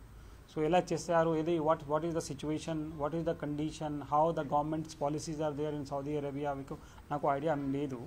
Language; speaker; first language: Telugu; non-native, local second language; Urdu